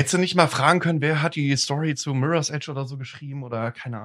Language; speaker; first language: German; native; German